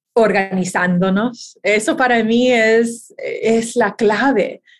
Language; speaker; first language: Spanish; early bilingual, heritage; Spanish